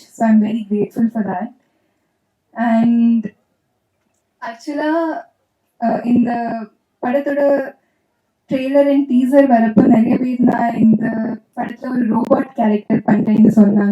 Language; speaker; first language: Tamil; non-native, local second language; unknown